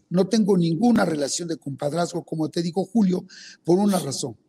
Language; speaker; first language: Spanish; non-native, local second language; Zapotec